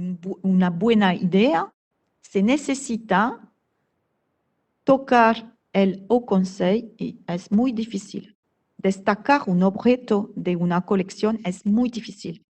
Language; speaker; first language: Spanish; non-native, fluent; French